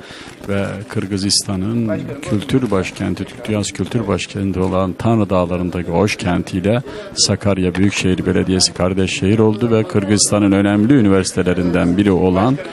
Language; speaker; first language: Turkish; native; Turkish